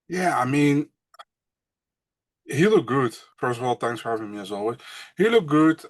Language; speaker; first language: English; non-native, fluent; Dutch